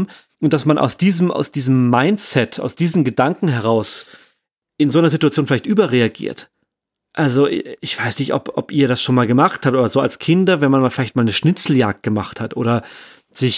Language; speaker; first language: German; native; German